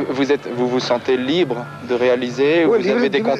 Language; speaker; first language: French; native; French